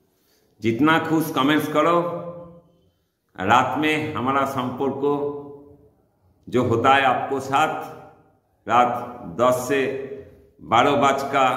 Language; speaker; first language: Hindi; non-native, local second language; Bangla